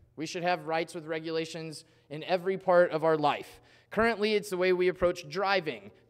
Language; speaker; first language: English; native; English